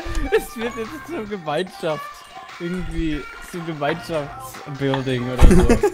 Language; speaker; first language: German; native; German